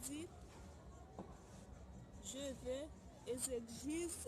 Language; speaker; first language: French; non-native, local second language; Haitian Creole